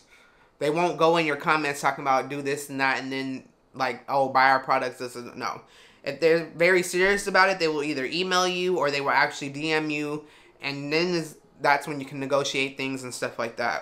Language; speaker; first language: English; native; English